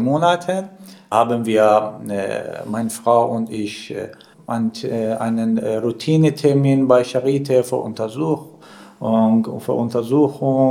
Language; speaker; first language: German; non-native, learner; Persian